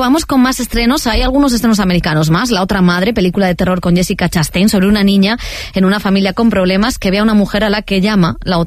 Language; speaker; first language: Spanish; native; Spanish